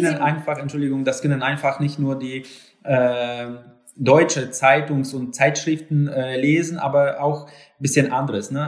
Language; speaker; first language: German; non-native, learner; Polish